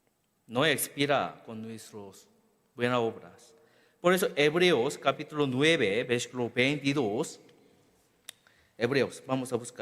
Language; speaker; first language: Spanish; non-native, learner; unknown